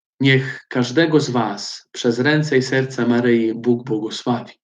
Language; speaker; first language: Polish; native; Polish